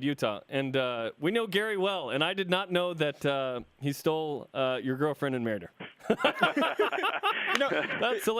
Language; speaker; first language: English; native; English